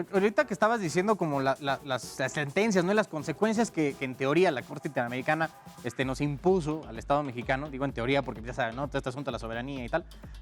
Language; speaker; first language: Spanish; native; Spanish